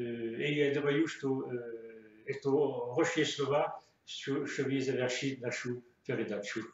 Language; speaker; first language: Russian; non-native, fluent; French